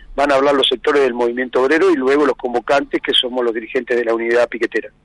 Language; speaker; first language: Spanish; native; Spanish